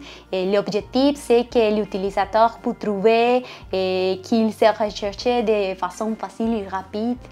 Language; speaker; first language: French; non-native, learner; Spanish